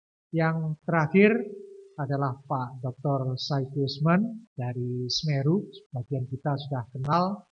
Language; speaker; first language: Indonesian; native; Indonesian